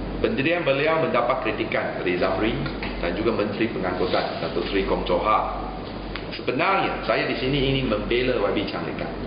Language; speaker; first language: Malay; non-native, local second language; Chinese